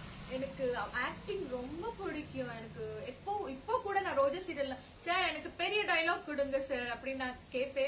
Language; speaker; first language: Tamil; non-native, learner; Telugu